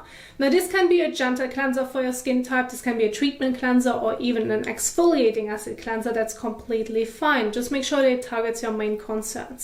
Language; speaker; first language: English; non-native, fluent; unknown